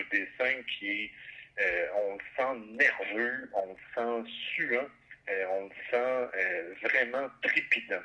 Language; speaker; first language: French; native; French